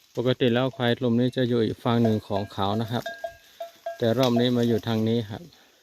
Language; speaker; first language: Thai; non-native, local second language; Karen languages